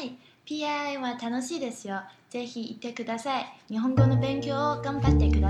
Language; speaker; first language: Japanese; non-native, learner; Chinese